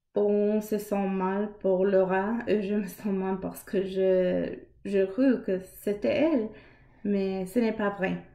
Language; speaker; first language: French; non-native, learner; English